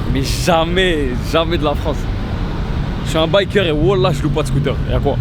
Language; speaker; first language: French; native; French